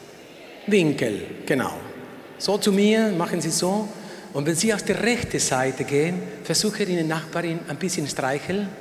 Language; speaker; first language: German; non-native, learner; Spanish